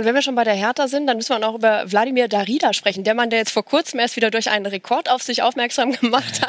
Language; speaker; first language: German; native; German